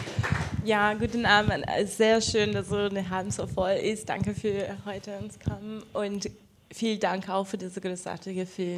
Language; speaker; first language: German; non-native, fluent; Portuguese